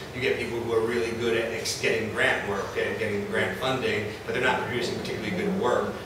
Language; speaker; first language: English; native; English